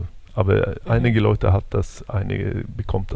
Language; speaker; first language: German; non-native, fluent; Swedish